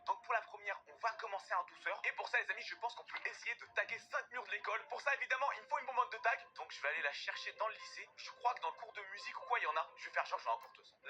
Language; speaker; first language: French; native; French